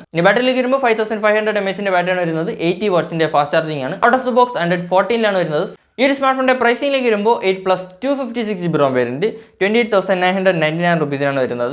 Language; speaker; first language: Malayalam; native; Malayalam